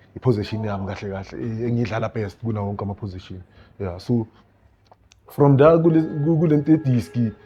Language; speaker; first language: Zulu; native; Zulu